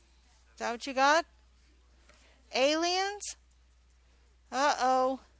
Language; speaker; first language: English; native; English